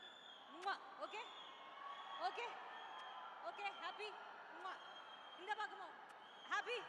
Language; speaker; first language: Tamil; native; Tamil